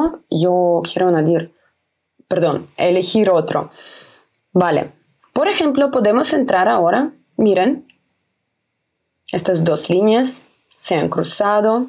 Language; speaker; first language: Spanish; non-native, fluent; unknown